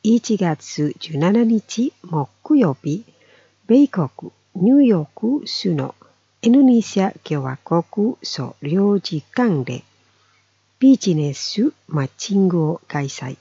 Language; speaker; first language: Japanese; non-native, fluent; Indonesian